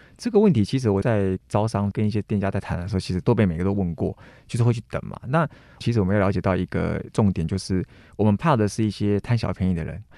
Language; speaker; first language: Chinese; native; Chinese